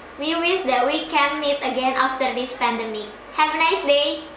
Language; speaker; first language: English; non-native, learner; Indonesian